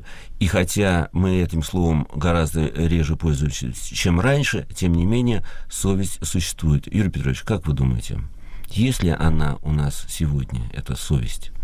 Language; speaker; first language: Russian; native; Russian